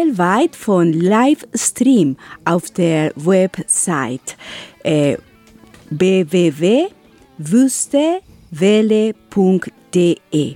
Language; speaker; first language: German; non-native, learner; Spanish